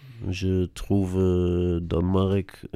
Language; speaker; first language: French; non-native, learner; Dutch